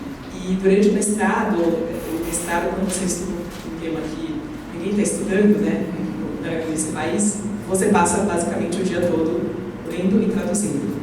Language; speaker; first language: Portuguese; native; Portuguese